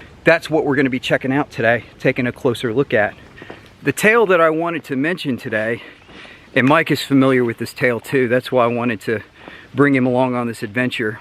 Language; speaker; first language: English; native; English